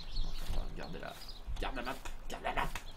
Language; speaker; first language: French; native; French